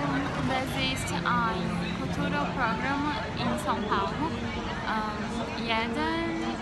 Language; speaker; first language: German; non-native, learner; Portuguese